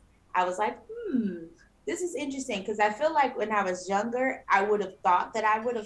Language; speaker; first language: English; native; English